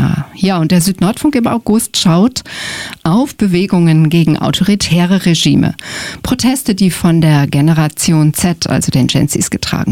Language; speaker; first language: German; native; German